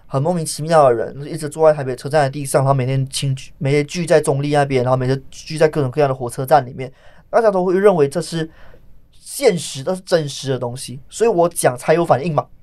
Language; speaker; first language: Chinese; native; Chinese